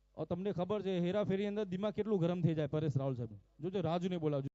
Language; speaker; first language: Hindi; non-native, local second language; Gujarati